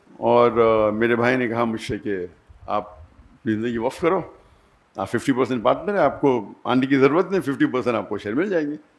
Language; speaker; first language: Urdu; non-native, local second language; Konkani